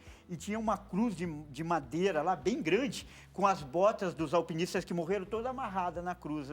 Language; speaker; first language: Portuguese; native; Portuguese